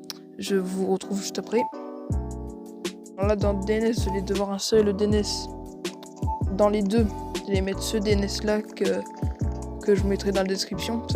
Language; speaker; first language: French; native; French